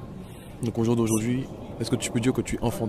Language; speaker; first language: French; native; French